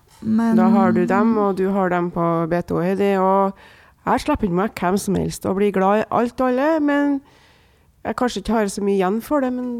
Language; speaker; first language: Norwegian; native; Norwegian